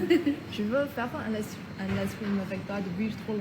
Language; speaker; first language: French; non-native, fluent; Vietnamese